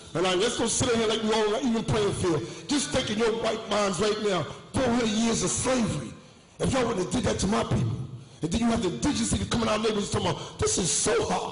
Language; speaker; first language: English; native; English